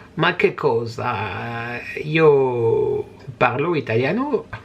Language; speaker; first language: Italian; non-native, learner; French